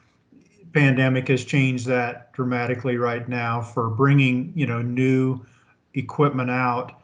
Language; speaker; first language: English; native; English